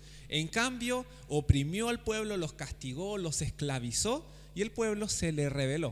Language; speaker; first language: Spanish; native; Spanish